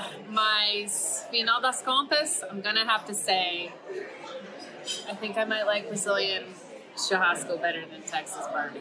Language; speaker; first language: English; native; English